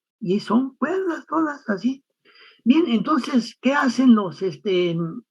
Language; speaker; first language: Spanish; native; Spanish